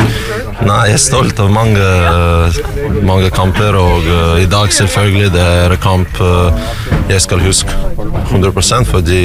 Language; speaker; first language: Norwegian; non-native, learner; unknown